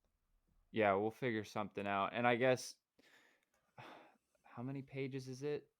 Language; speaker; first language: English; native; English